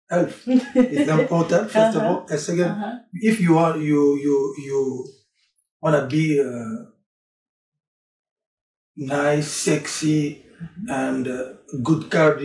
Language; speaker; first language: English; non-native, learner; French